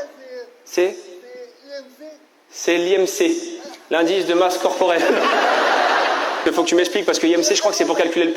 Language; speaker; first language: French; native; French